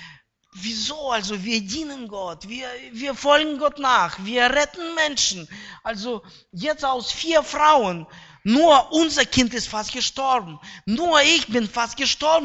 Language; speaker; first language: German; non-native, fluent; Russian